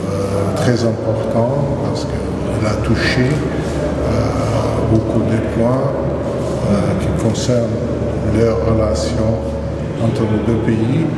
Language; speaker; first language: French; non-native, local second language; Arabic